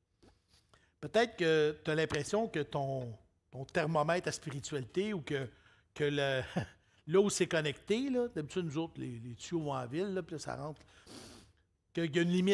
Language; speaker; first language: French; native; French